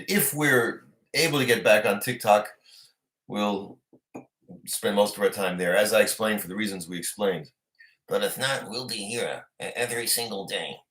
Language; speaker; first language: English; native; English